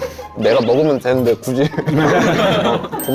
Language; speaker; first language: Korean; native; Korean